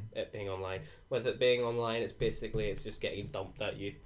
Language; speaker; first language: English; native; English